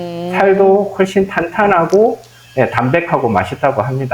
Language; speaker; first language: Korean; native; Korean